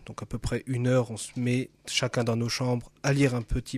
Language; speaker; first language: French; native; French